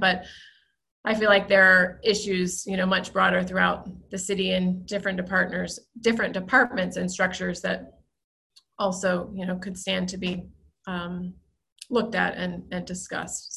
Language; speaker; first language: English; native; English